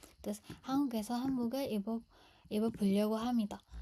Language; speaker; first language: Korean; non-native, fluent; Indonesian